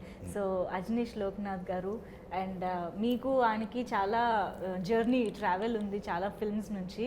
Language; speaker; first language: Telugu; native; Telugu